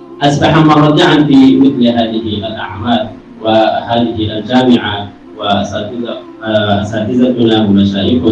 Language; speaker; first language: Arabic; non-native, fluent; Urdu